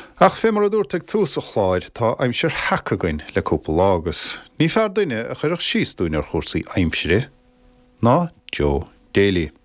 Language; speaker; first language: Irish; native; Irish